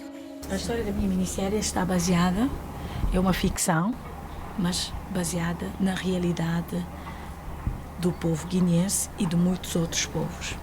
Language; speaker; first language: Portuguese; non-native, local second language; Upper Guinea Crioulo